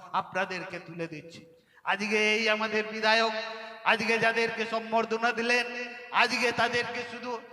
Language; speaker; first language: Bangla; non-native, local second language; Santali